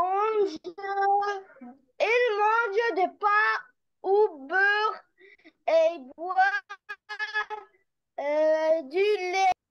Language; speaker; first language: French; non-native, learner; Arabic